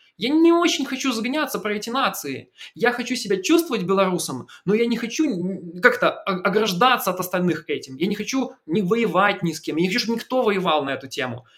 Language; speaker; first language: Russian; native; Russian